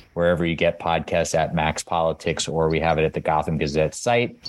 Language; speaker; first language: English; native; English